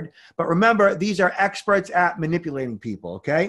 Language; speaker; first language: English; native; English